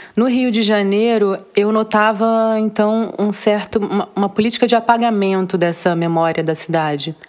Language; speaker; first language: Portuguese; native; Portuguese